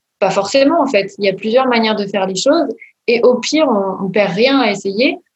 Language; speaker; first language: French; native; French